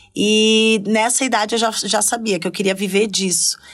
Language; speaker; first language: Portuguese; native; Portuguese